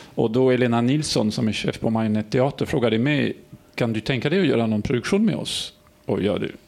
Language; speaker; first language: Swedish; non-native, fluent; French